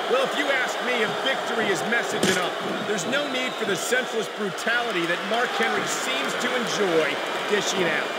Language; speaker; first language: English; native; English